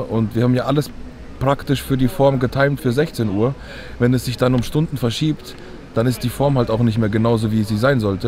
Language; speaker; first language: German; native; German